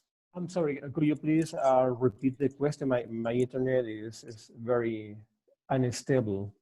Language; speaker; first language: English; non-native, learner; Spanish